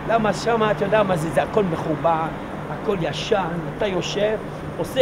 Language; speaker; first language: Hebrew; non-native, fluent; French